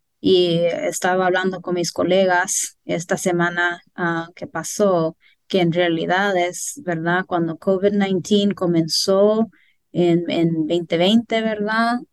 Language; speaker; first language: Spanish; early bilingual, heritage; Spanish